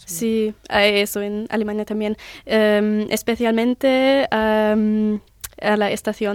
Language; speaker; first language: Spanish; non-native, learner; German